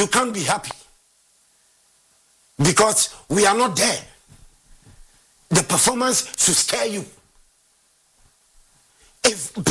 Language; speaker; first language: English; non-native, local second language; Akan